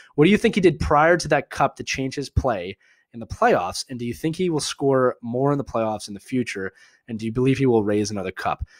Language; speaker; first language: English; native; English